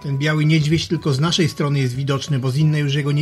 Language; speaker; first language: Polish; native; Polish